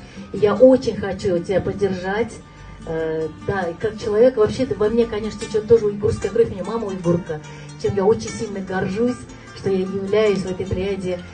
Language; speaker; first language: Russian; native; Russian